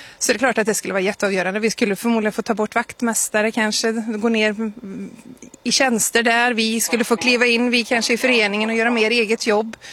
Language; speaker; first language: Swedish; native; Swedish